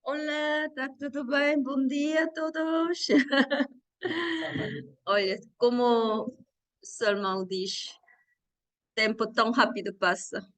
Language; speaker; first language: Portuguese; non-native, learner; Korean